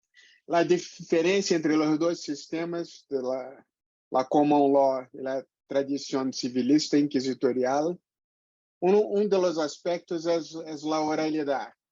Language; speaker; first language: Spanish; non-native, fluent; Portuguese